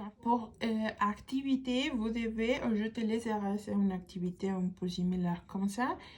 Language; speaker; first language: French; non-native, fluent; Spanish